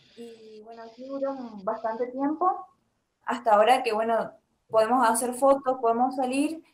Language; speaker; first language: Spanish; native; Spanish